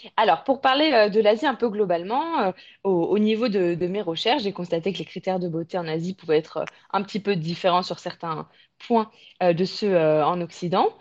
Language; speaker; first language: French; native; French